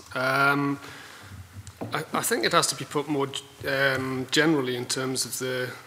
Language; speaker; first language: English; native; English